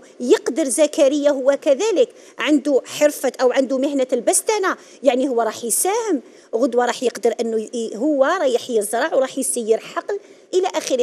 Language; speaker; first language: Arabic; native; Arabic